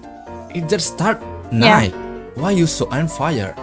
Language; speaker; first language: English; non-native, learner; Indonesian